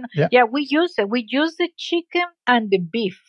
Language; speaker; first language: English; non-native, fluent; Spanish